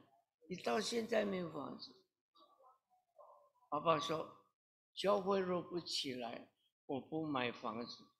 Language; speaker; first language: Chinese; early bilingual, heritage; Chinese